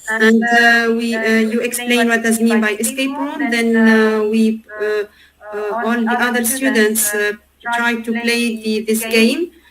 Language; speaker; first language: English; non-native, learner; Arabic